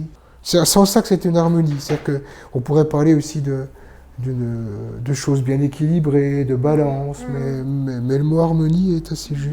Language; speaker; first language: French; native; French